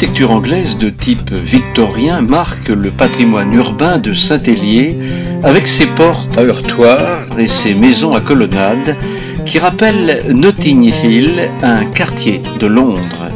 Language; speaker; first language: French; native; French